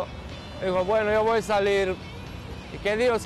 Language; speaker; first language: Spanish; non-native, learner; Serbian